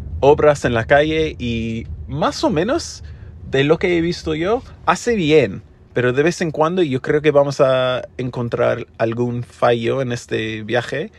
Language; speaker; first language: Spanish; non-native, fluent; English